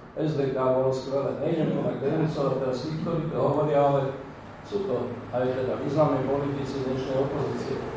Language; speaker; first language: Slovak; non-native, local second language; Hungarian